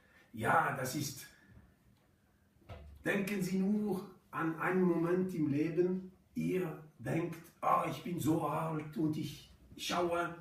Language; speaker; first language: German; non-native, fluent; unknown